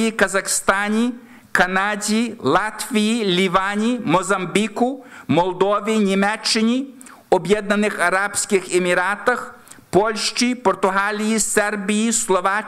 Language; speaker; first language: Ukrainian; early bilingual, heritage; Ukrainian